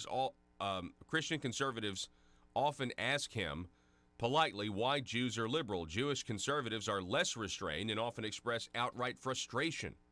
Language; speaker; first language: English; native; English